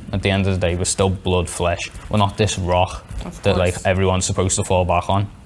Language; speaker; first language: English; native; English